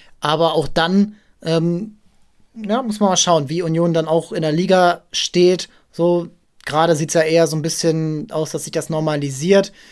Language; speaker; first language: German; native; German